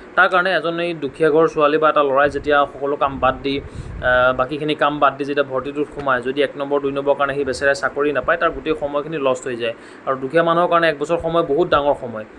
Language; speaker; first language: Assamese; native; Assamese